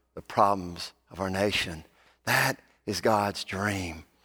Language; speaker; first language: English; native; English